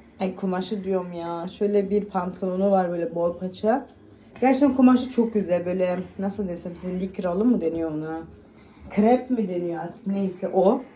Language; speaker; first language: Turkish; early bilingual, heritage; Turkish